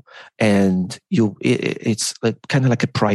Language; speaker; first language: English; non-native, fluent; Polish